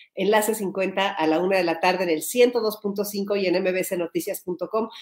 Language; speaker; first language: Spanish; native; Spanish